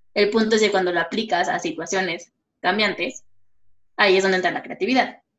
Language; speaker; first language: Spanish; native; Spanish